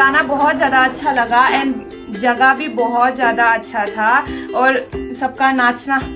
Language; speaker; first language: Hindi; non-native, local second language; Bodo